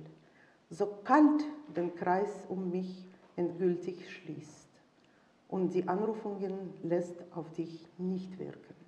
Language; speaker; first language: German; non-native, fluent; Russian